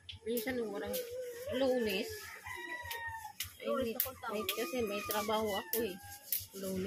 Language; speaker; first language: Filipino; non-native, local second language; Bikol